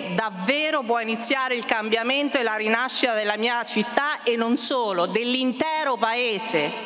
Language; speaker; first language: Italian; native; Italian